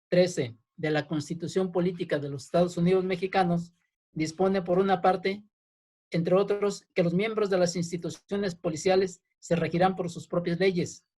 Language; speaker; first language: Spanish; native; Spanish